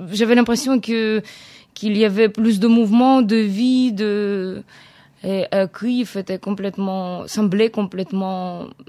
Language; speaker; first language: French; non-native, fluent; Ukrainian